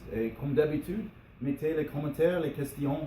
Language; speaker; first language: French; non-native, learner; English